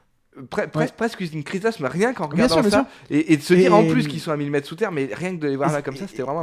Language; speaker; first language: French; native; French